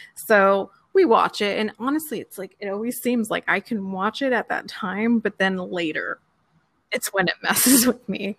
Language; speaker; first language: English; native; English